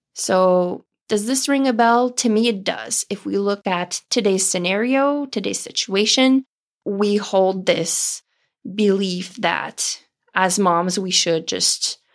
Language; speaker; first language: English; non-native, fluent; French